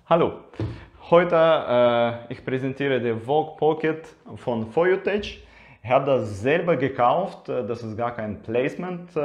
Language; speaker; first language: German; non-native, learner; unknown